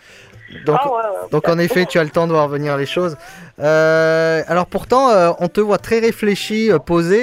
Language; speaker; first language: French; native; French